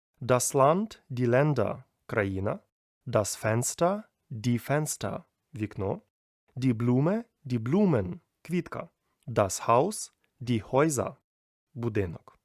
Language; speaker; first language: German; non-native, fluent; Ukrainian